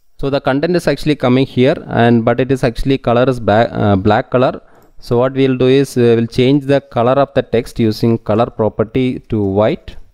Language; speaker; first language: English; non-native, local second language; Tamil